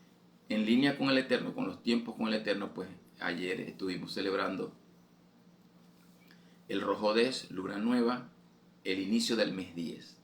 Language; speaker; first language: Spanish; native; Spanish